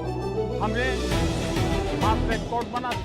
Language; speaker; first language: Hindi; native; Hindi